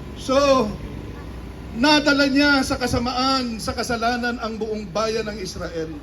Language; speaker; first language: Filipino; non-native, local second language; Pampanga